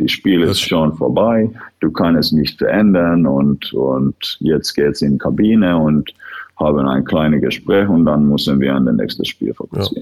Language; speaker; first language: German; non-native, fluent; Finnish